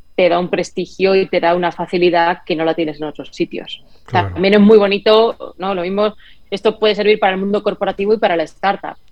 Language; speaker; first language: Spanish; native; Spanish